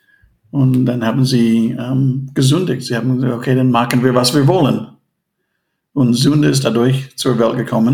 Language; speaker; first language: German; non-native, fluent; English